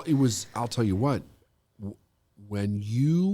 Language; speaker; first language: English; native; English